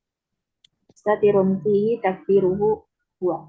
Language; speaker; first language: Arabic; non-native, learner; Indonesian